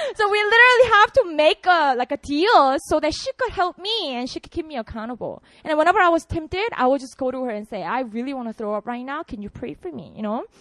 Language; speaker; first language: English; non-native, fluent; Korean